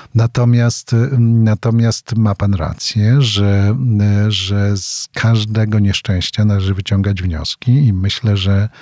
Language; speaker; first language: Polish; native; Polish